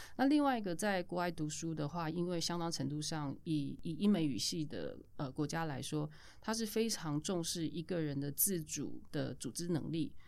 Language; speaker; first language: Chinese; native; Chinese